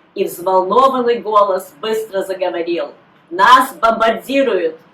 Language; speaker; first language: Russian; early bilingual, heritage; Russian